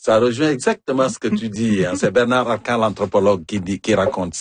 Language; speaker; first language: French; native; French